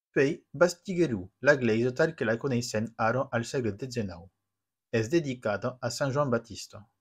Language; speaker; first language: Occitan; non-native, local second language; French